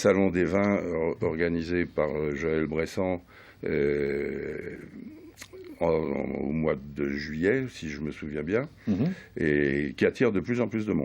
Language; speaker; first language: French; native; French